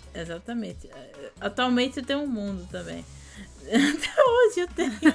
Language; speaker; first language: Portuguese; native; Portuguese